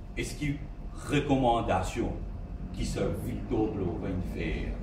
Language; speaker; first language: French; non-native, local second language; Morisyen